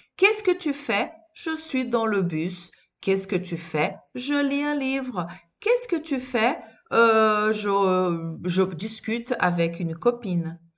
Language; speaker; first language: French; non-native, fluent; Portuguese